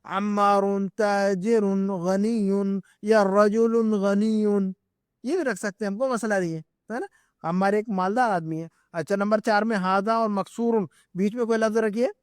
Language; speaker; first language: Urdu; native; Urdu